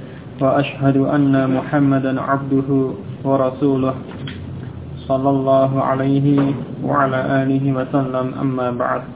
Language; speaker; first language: Arabic; non-native, fluent; Indonesian